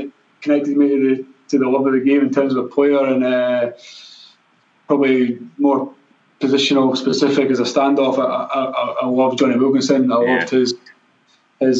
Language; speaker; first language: English; native; English